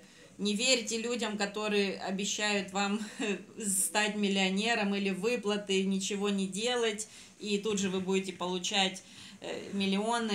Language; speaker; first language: Russian; native; Russian